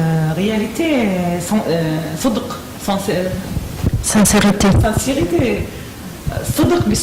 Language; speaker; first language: French; non-native, learner; Arabic